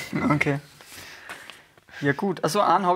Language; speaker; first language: German; native; German